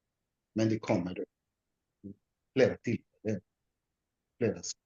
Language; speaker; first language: Swedish; non-native, learner; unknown